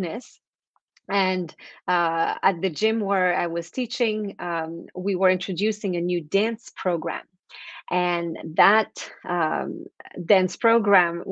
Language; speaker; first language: English; non-native, fluent; French